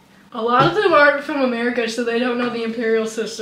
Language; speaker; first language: English; native; English